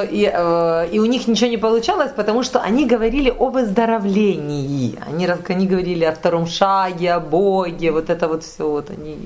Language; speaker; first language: Russian; native; Russian